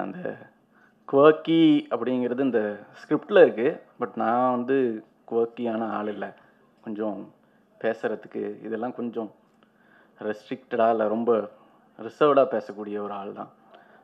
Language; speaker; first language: Tamil; native; Tamil